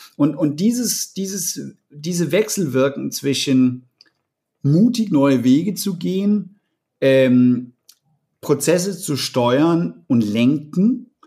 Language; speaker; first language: German; non-native, fluent; Danish